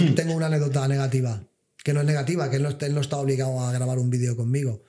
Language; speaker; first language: Spanish; native; Spanish